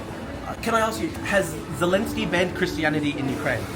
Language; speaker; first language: English; native; English